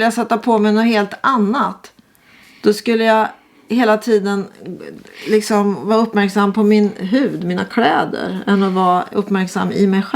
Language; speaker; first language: Swedish; native; Swedish